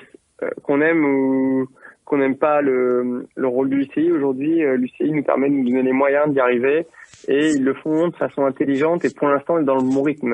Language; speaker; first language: French; native; French